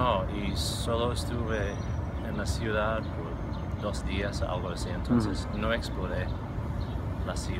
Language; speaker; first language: Spanish; non-native, fluent; English